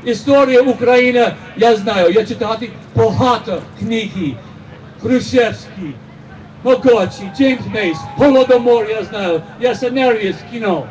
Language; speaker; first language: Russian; non-native, learner; English